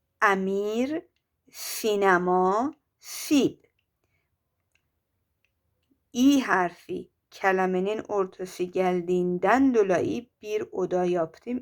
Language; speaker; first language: Turkish; non-native, fluent; Persian